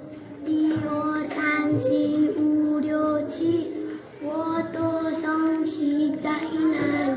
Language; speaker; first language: Chinese; non-native, learner; Nepali